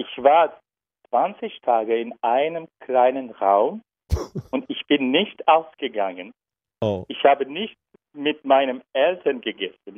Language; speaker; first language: German; non-native, learner; Turkish